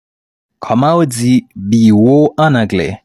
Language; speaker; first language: French; non-native, local second language; Haitian Creole